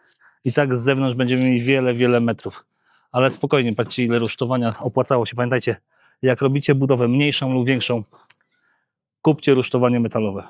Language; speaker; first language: Polish; native; Polish